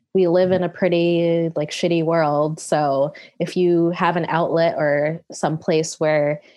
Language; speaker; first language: English; native; English